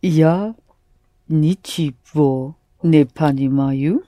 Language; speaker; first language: Russian; non-native, learner; English